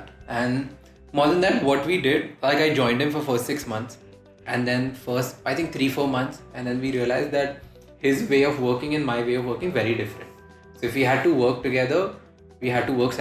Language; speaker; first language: English; non-native, local second language; Hindi